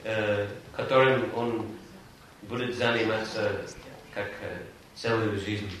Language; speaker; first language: Russian; non-native, fluent; English